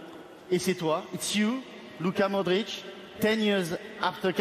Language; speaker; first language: French; native; French